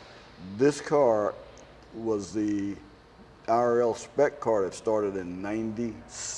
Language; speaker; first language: English; native; English